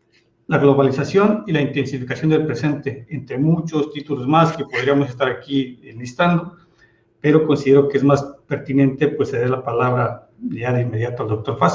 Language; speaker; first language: Spanish; native; Spanish